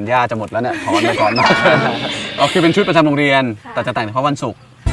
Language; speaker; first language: Thai; native; Thai